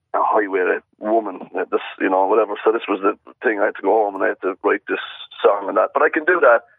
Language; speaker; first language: English; native; English